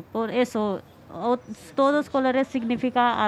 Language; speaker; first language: Spanish; non-native, learner; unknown